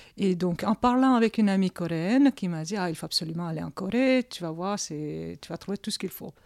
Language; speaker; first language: French; early bilingual, other home language; Korean